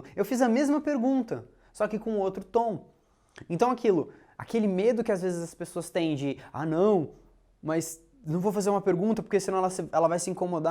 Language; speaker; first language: Portuguese; native; Portuguese